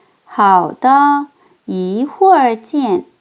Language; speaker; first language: Chinese; non-native, fluent; Korean